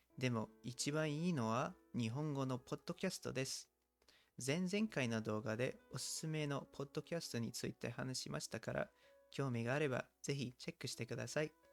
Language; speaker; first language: Japanese; non-native, learner; English